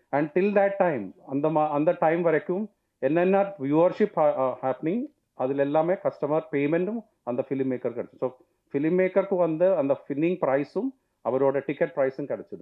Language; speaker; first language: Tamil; non-native, local second language; Malayalam